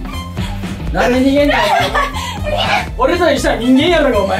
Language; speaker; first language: Japanese; native; Japanese